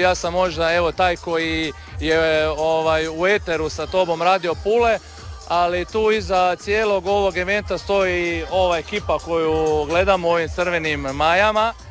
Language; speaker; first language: Croatian; native; Croatian